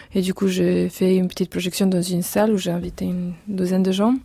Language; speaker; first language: French; non-native, fluent; Serbian